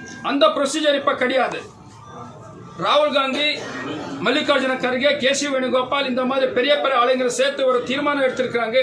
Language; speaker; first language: Tamil; non-native, learner; Kannada